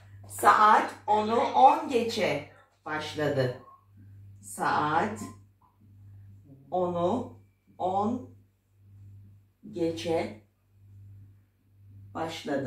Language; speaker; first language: Turkish; non-native, fluent; Arabic